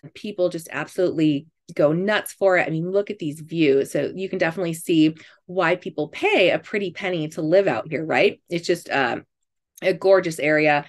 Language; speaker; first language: English; native; English